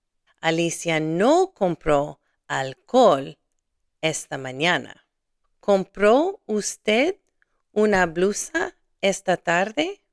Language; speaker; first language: Spanish; non-native, fluent; English